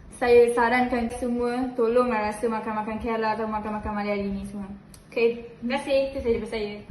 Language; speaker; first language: Malay; non-native, local second language; Malayalam